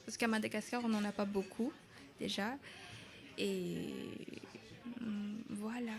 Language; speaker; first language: French; non-native, local second language; Malagasy